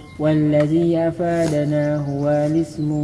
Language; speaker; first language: Arabic; non-native, learner; Indonesian